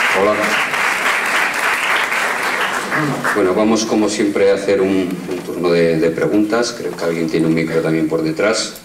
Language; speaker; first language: Spanish; native; Spanish